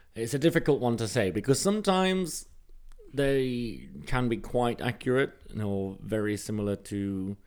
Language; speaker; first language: English; native; English